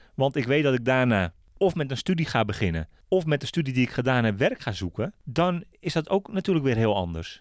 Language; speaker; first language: Dutch; native; Dutch